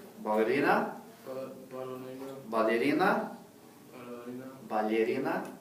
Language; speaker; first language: Russian; non-native, fluent; English